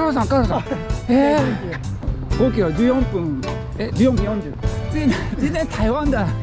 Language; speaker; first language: Chinese; non-native, learner; Japanese